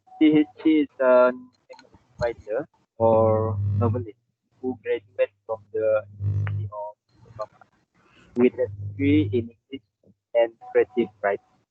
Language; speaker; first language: English; non-native, local second language; Malay